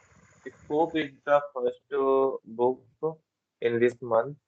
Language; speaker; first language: English; non-native, learner; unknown